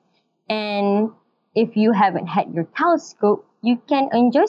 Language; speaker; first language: English; non-native, local second language; Malay